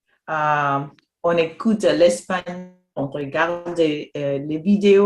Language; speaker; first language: French; non-native, fluent; Spanish